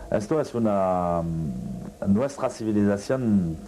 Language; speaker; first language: Spanish; non-native, fluent; French